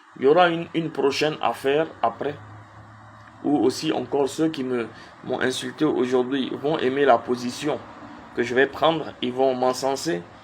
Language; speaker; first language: French; non-native, local second language; Arabic